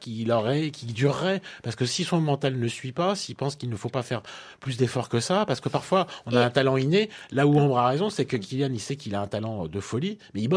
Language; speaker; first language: French; native; French